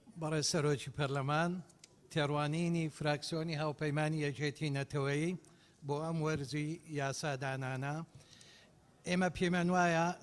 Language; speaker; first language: Central Kurdish; non-native, local second language; Assyrian Neo-Aramaic